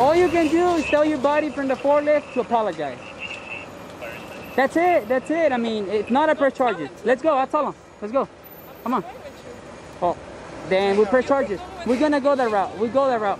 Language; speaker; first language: English; early bilingual, other home language; Spanish